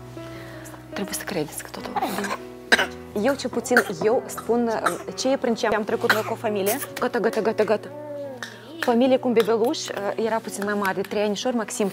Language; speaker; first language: Romanian; native; Romanian